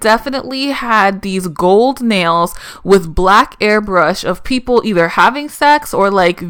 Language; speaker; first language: English; native; English